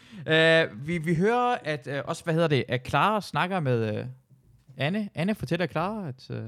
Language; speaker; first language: Danish; early bilingual, other home language; Persian